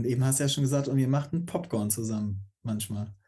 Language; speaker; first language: German; native; German